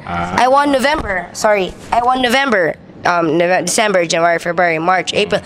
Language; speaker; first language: English; non-native, local second language; Cebuano